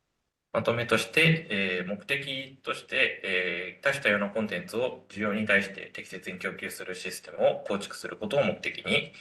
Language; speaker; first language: Japanese; native; Japanese